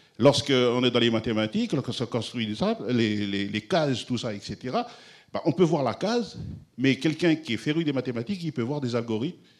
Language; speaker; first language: French; non-native, local second language; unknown